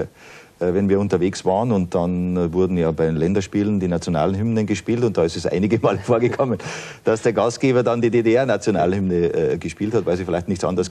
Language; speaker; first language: German; native; German